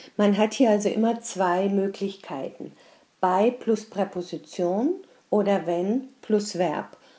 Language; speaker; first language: German; native; German